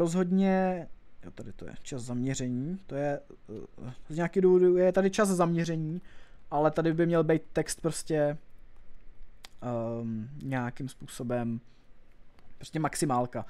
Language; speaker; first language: Czech; native; Czech